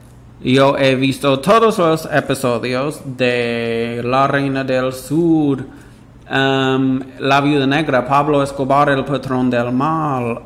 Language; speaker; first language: Spanish; non-native, fluent; English